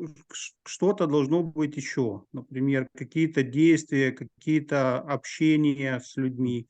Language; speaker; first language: Russian; native; Russian